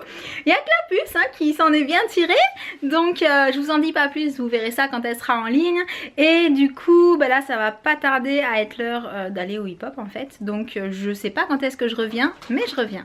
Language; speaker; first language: French; native; French